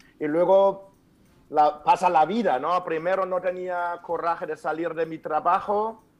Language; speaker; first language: Spanish; non-native, fluent; German